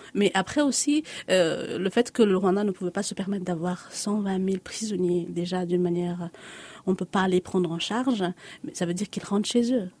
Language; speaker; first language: French; non-native, local second language; Lingala